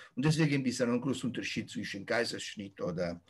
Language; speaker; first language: German; non-native, fluent; Italian